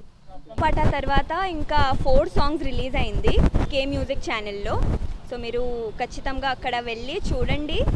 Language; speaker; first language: Telugu; early bilingual, heritage; Telugu